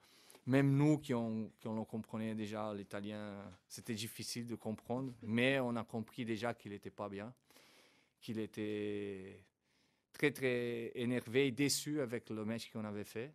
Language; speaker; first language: French; non-native, fluent; Portuguese